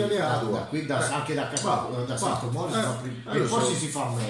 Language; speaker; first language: Italian; native; Italian